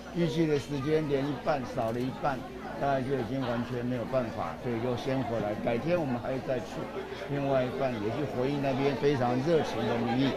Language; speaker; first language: Chinese; native; Chinese